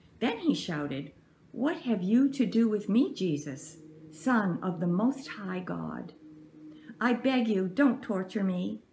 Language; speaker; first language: English; native; English